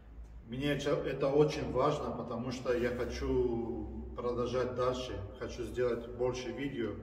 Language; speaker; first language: Russian; early bilingual, heritage; Russian